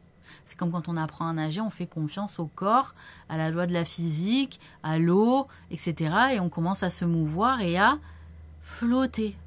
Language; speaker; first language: French; native; French